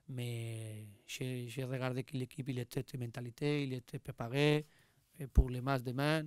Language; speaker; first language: French; non-native, learner; Spanish